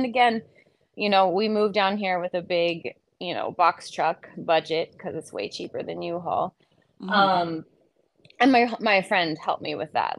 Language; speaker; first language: English; native; English